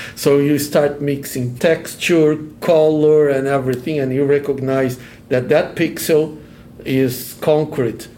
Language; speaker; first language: English; non-native, fluent; Portuguese